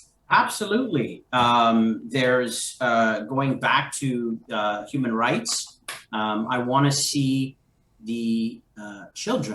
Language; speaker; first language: English; native; English